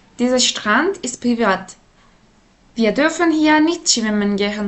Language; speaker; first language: German; non-native, fluent; Turkish